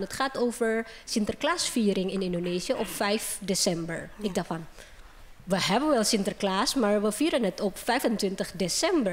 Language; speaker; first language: Dutch; non-native, fluent; Indonesian